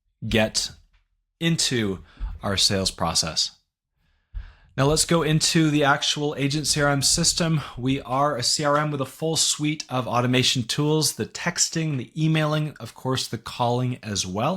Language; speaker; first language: English; native; English